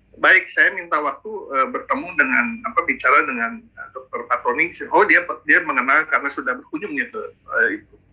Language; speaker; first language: Indonesian; native; Indonesian